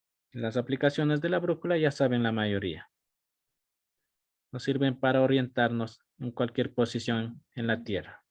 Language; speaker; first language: Spanish; native; Spanish